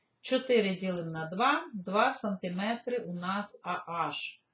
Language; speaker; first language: Ukrainian; native; Ukrainian